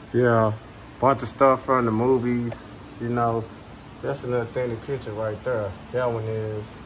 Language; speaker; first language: English; native; English